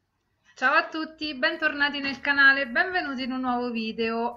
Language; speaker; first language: Italian; native; Italian